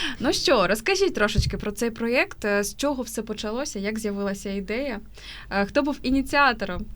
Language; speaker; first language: Ukrainian; native; Ukrainian